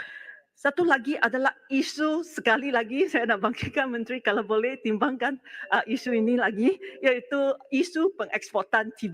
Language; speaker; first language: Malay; non-native, local second language; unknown